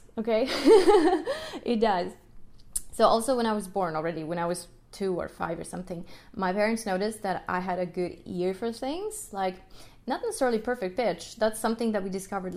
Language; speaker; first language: English; non-native, fluent; Russian